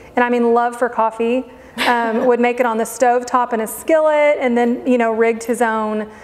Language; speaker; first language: English; native; English